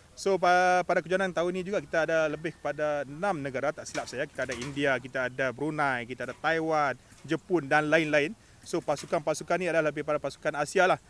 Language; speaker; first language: Malay; native; Malay